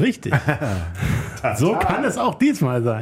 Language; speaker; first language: German; native; German